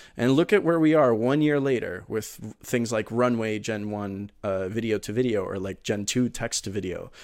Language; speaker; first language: English; early bilingual, other home language; Spanish